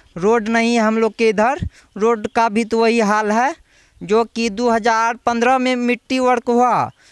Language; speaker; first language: Hindi; non-native, local second language; Maithili